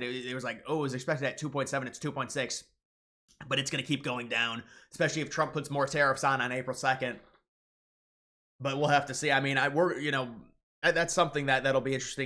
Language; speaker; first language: English; native; English